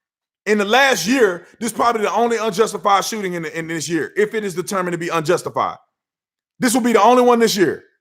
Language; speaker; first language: English; native; English